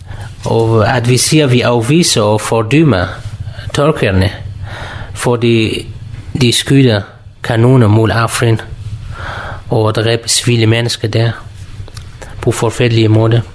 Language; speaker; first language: Danish; non-native, learner; Kurdish